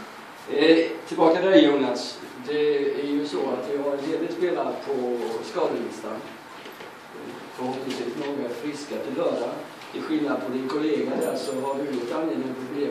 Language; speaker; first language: Swedish; native; Swedish